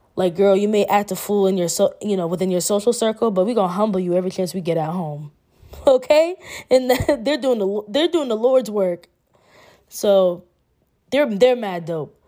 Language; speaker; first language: English; native; English